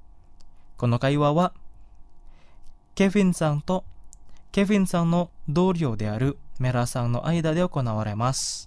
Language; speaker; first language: Japanese; non-native, fluent; Indonesian